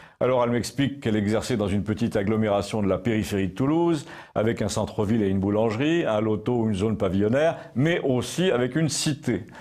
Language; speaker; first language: French; native; French